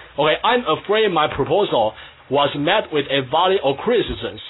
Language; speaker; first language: English; non-native, fluent; Chinese